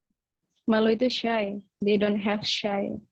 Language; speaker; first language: English; non-native, learner; Indonesian